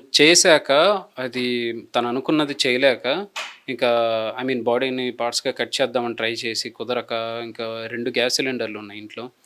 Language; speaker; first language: Telugu; native; Telugu